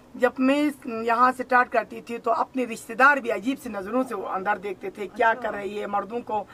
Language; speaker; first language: Urdu; non-native, local second language; Burmese